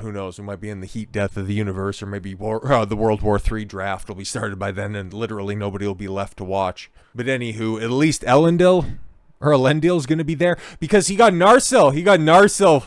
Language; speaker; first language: English; native; English